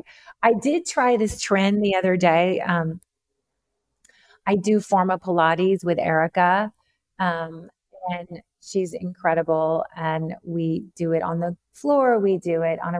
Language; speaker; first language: English; native; English